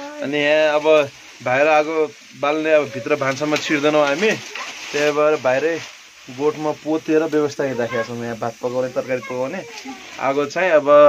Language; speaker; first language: Nepali; native; Nepali